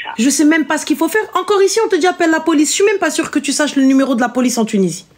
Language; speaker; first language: French; early bilingual, other home language; Arabic